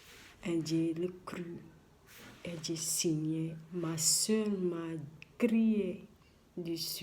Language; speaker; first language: French; non-native, learner; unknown